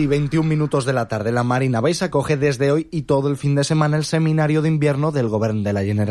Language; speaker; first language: Spanish; native; Spanish